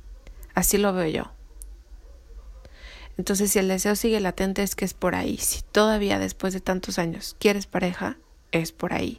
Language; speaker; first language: Spanish; native; Spanish